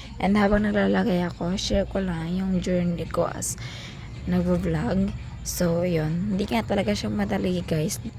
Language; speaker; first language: Filipino; native; Filipino